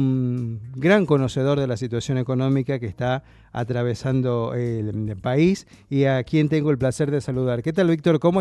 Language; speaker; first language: Spanish; native; Spanish